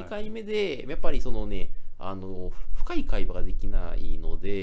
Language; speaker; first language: Japanese; native; Japanese